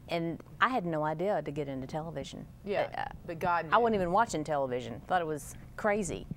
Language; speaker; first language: English; native; English